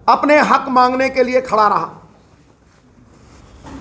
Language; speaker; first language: Hindi; non-native, local second language; Punjabi